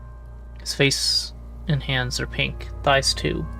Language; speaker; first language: English; native; English